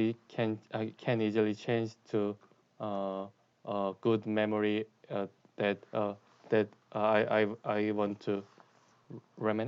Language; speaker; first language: English; non-native, learner; Korean